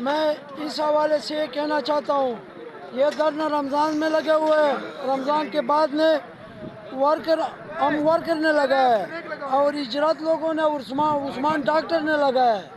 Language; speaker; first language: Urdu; non-native, local second language; Pashto